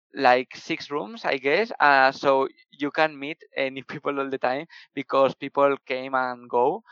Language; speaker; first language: English; non-native, fluent; Spanish